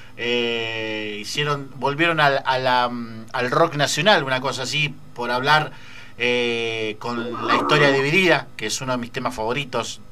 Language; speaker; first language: Spanish; native; Spanish